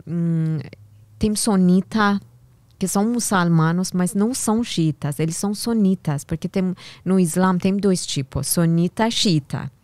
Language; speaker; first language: Portuguese; non-native, learner; Persian